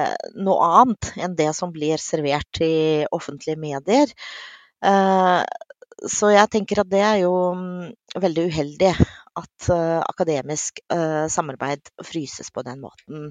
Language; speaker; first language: Norwegian; non-native, fluent; Russian